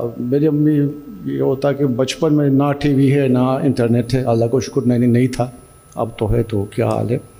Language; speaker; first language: Urdu; non-native, fluent; Turkish